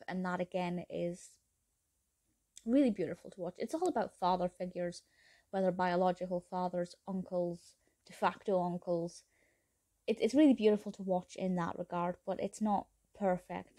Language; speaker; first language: English; native; English